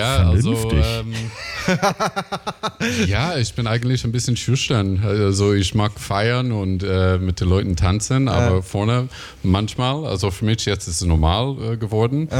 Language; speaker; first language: German; non-native, learner; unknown